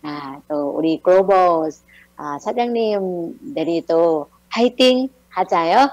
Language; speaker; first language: Korean; non-native, learner; Thai